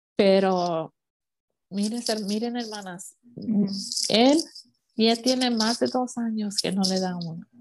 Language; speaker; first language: Spanish; early bilingual, heritage; Spanish